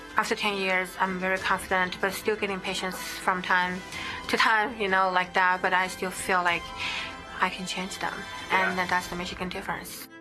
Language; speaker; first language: English; non-native, fluent; Chinese